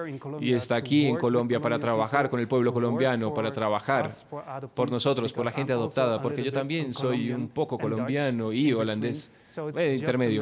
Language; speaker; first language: Spanish; non-native, fluent; Dutch